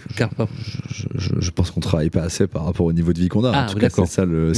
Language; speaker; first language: French; native; French